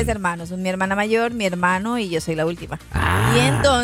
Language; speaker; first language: Spanish; native; Spanish